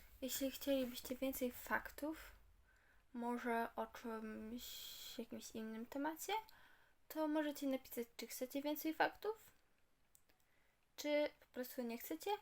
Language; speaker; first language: Polish; native; Polish